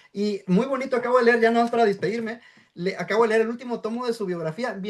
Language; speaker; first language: Spanish; native; Spanish